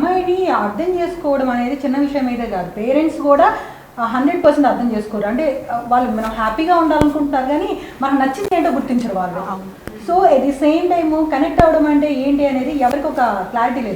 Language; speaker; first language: Telugu; native; Telugu